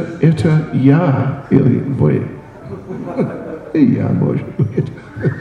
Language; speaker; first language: Russian; non-native, learner; English